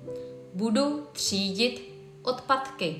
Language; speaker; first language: Czech; non-native, fluent; Vietnamese